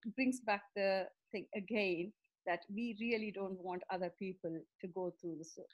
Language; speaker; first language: English; non-native, local second language; Tamil